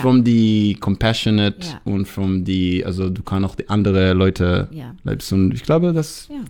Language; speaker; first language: German; non-native, fluent; Hebrew